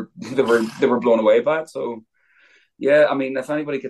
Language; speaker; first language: English; native; English